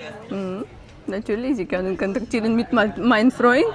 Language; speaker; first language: German; non-native, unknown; Ukrainian